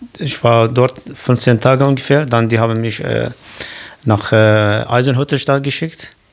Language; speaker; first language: German; non-native, learner; Kurdish